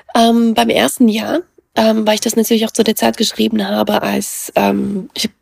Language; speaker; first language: German; early bilingual, other home language; Russian